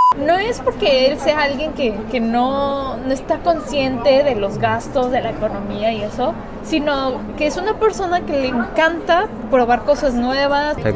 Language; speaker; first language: Spanish; early bilingual, other home language; Korean